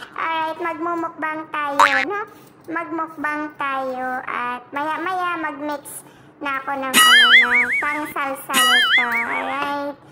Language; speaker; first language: Filipino; non-native, local second language; Cebuano